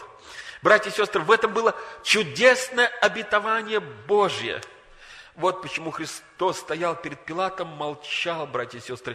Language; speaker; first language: Russian; native; Russian